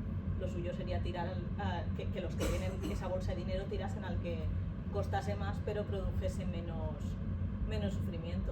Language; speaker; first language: Spanish; native; Spanish